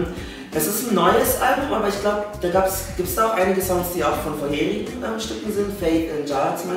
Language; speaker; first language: German; native; German